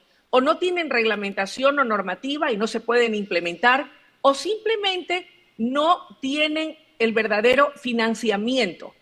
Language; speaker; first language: Spanish; native; Spanish